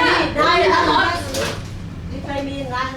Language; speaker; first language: English; non-native, learner; Vietnamese